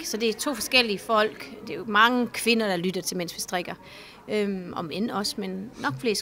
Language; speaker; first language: Danish; native; Danish